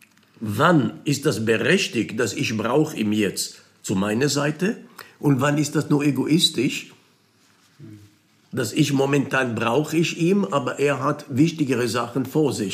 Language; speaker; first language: German; non-native, fluent; Hebrew